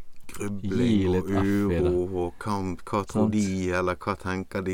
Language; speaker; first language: Norwegian; native; Norwegian